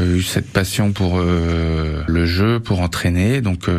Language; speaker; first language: French; native; French